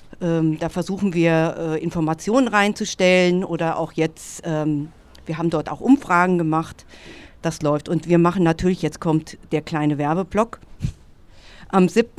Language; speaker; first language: German; native; German